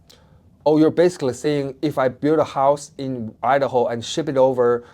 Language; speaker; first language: English; non-native, fluent; Chinese